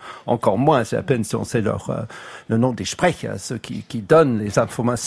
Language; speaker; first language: French; non-native, fluent; English